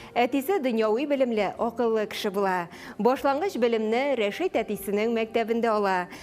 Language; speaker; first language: Tatar; native; Tatar